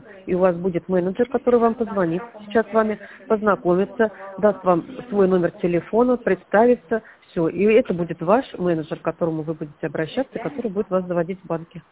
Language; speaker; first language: Russian; native; Russian